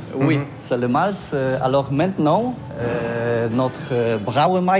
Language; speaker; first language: French; non-native, learner; Polish